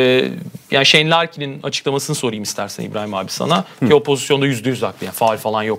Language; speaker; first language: Turkish; native; Turkish